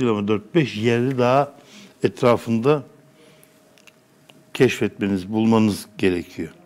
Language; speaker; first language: Turkish; native; Turkish